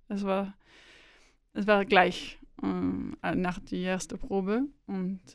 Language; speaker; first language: German; non-native, learner; French